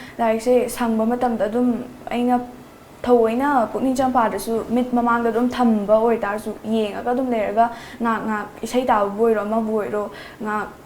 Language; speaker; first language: Manipuri; native; Manipuri